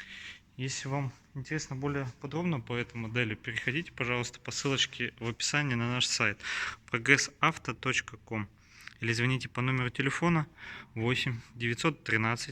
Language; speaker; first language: Russian; native; Russian